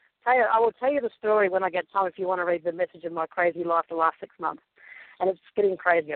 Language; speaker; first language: English; native; English